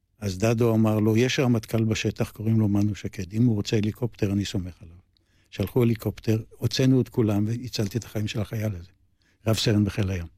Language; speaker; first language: Hebrew; native; Hebrew